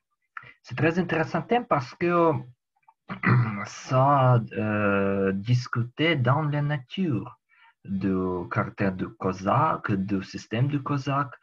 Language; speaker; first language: French; non-native, learner; Ukrainian